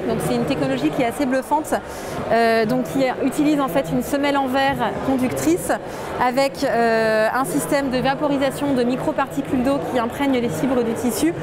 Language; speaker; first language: French; native; French